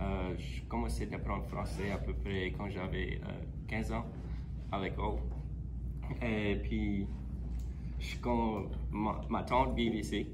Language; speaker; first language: French; non-native, learner; English